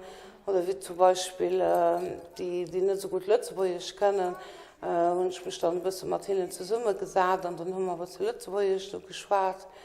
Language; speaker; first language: German; non-native, local second language; Luxembourgish